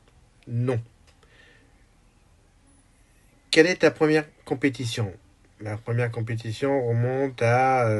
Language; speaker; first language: French; native; French